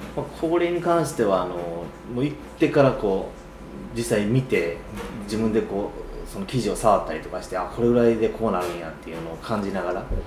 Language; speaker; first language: Japanese; native; Japanese